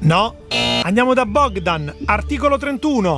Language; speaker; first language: Italian; native; Italian